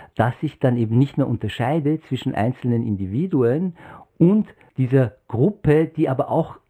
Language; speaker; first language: German; non-native, fluent; Persian